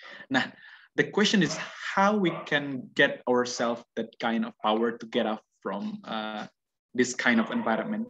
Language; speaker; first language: English; non-native, fluent; Indonesian